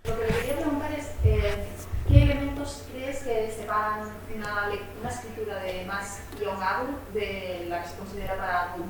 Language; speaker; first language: Spanish; native; Spanish